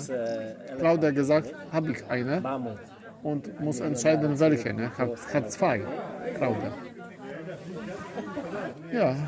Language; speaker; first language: German; non-native, learner; Polish